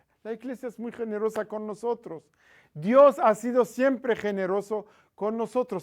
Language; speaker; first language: Spanish; non-native, fluent; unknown